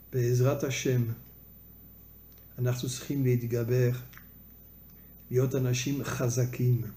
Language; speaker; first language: Hebrew; non-native, fluent; French